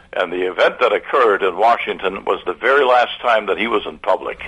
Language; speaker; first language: English; early bilingual, other home language; German